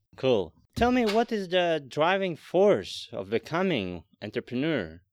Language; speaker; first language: English; non-native, fluent; Latvian